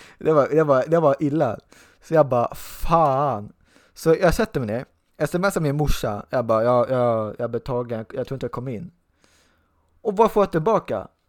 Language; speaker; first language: Swedish; native; Swedish